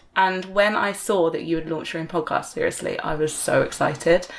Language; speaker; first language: English; native; English